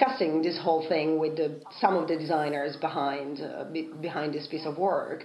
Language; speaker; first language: English; non-native, fluent; Italian